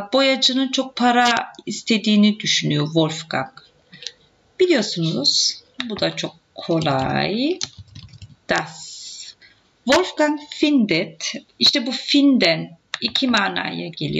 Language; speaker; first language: Turkish; native; Turkish